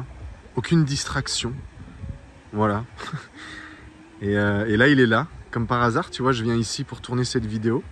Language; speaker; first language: French; native; French